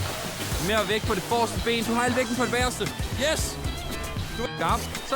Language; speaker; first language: Danish; native; Danish